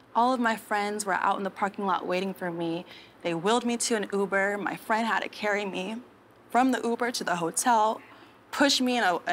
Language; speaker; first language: English; native; English